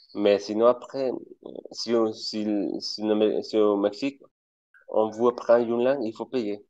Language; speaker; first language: French; non-native, fluent; Spanish